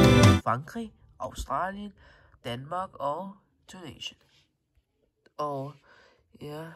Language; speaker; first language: Danish; non-native, learner; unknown